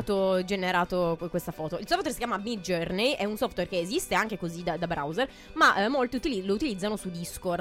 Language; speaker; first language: Italian; native; Italian